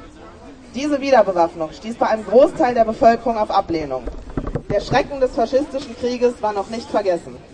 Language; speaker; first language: German; native; German